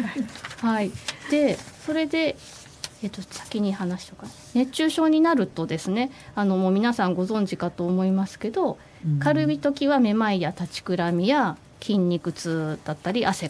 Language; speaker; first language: Japanese; native; Japanese